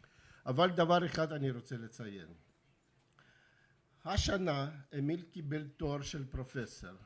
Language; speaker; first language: Hebrew; non-native, fluent; Russian